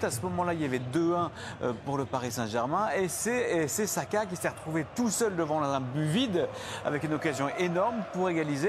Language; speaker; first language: French; native; French